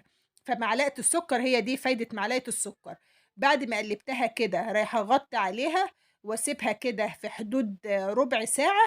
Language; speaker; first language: Arabic; native; Arabic